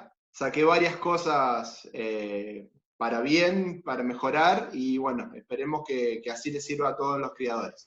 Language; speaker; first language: Spanish; native; Spanish